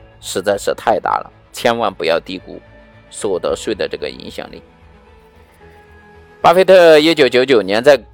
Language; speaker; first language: Chinese; native; Chinese